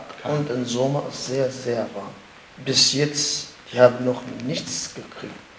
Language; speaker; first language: German; non-native, learner; Kurdish